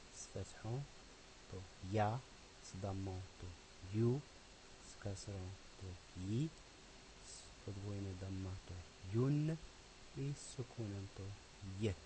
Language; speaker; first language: Polish; non-native, learner; Arabic